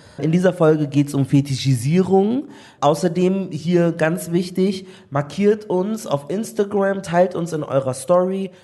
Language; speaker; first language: German; early bilingual, other home language; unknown